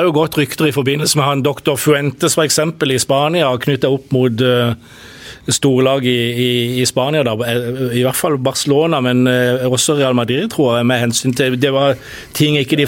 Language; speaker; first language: Norwegian; native; Norwegian